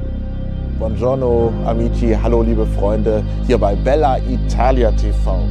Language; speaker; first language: German; native; German